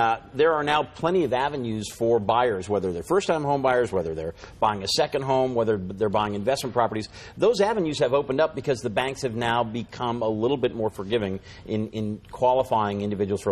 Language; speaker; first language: English; native; English